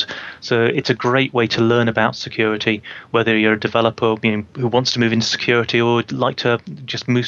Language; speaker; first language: English; native; English